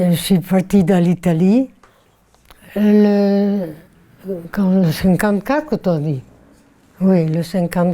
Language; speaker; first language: French; non-native, learner; Italian